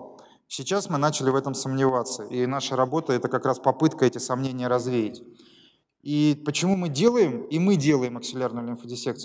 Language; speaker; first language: Russian; native; Russian